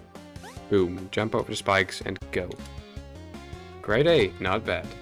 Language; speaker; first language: English; non-native, fluent; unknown